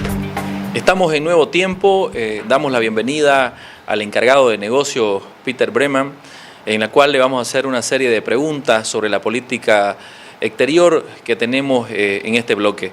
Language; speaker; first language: Spanish; native; Spanish